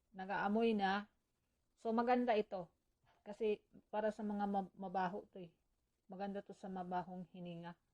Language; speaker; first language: Filipino; non-native, local second language; Cebuano